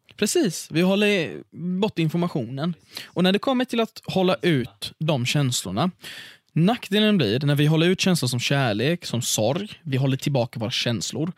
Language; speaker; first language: Swedish; early bilingual, other home language; Arabic